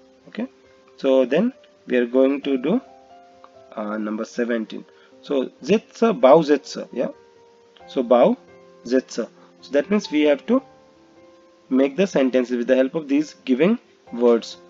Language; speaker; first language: English; non-native, local second language; Hindi